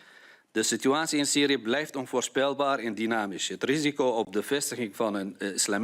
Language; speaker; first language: Dutch; non-native, fluent; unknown